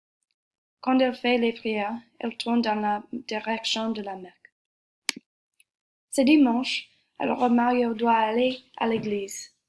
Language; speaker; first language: French; non-native, learner; English